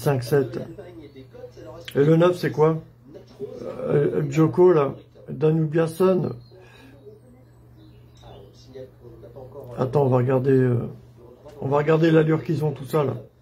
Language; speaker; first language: French; native; French